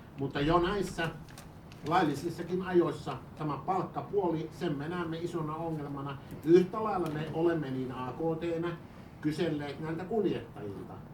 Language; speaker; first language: Finnish; native; Finnish